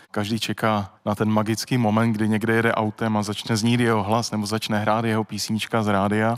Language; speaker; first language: Czech; native; Czech